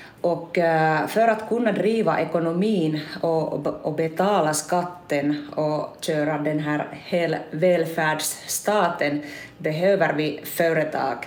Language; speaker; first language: Swedish; non-native, local second language; Finnish